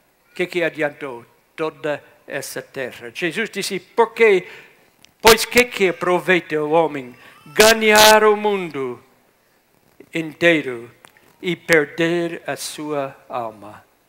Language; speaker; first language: Portuguese; non-native, fluent; English